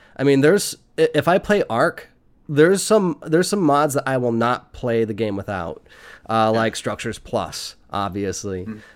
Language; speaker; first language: English; native; English